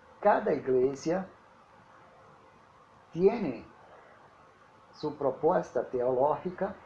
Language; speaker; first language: Spanish; non-native, learner; Portuguese